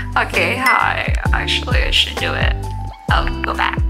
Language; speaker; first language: English; non-native, fluent; Vietnamese